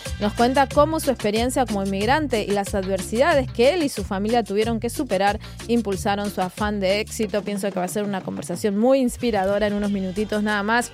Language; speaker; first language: Spanish; native; Spanish